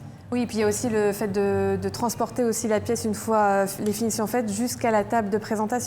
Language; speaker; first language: French; native; French